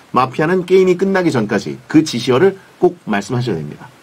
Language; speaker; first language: Korean; native; Korean